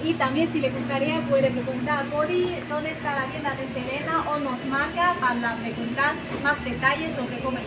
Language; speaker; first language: Spanish; non-native, learner; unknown